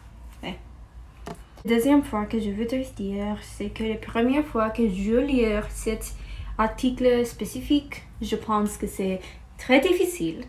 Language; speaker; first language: French; non-native, learner; English